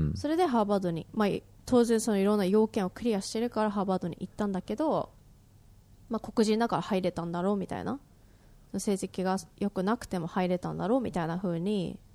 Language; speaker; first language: Japanese; native; Japanese